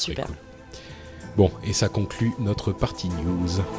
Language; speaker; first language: French; native; French